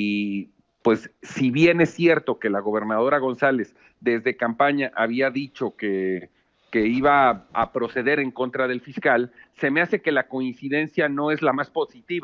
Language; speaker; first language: Spanish; native; Spanish